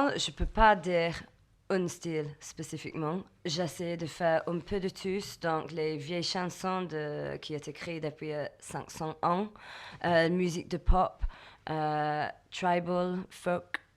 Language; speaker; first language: French; non-native, fluent; English